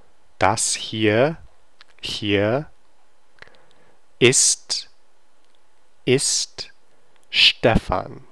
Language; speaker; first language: German; non-native, learner; English